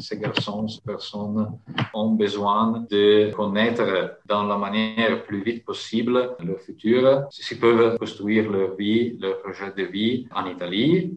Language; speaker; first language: French; non-native, fluent; Italian